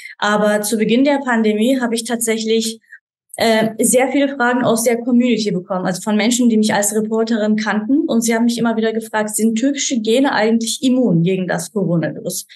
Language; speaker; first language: German; non-native, fluent; Turkish